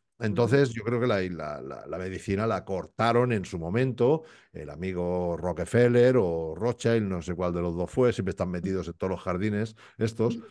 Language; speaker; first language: Spanish; native; Spanish